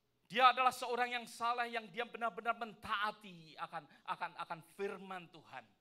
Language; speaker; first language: Indonesian; native; Indonesian